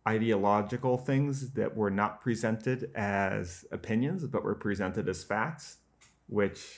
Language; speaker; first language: English; native; English